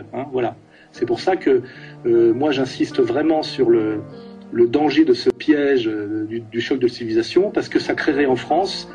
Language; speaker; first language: French; native; French